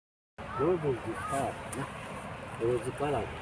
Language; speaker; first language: English; non-native, learner; Japanese